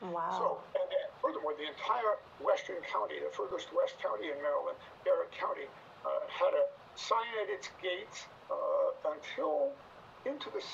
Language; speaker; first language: English; native; English